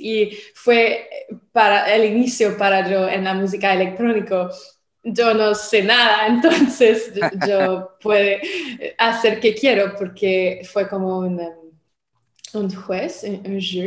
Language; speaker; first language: Spanish; non-native, learner; French